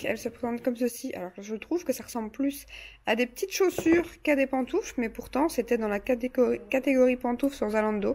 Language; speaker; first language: French; native; French